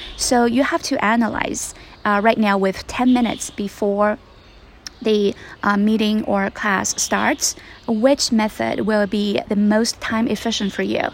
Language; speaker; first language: English; non-native, fluent; Chinese